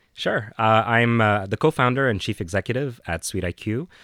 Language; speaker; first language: English; non-native, fluent; Arabic